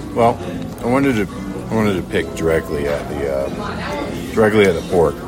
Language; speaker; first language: English; native; English